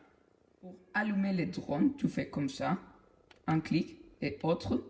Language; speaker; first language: French; non-native, learner; Spanish